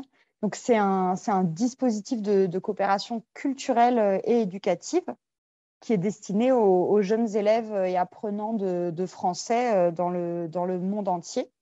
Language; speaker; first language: French; native; French